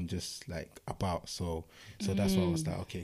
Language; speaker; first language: English; non-native, local second language; Yoruba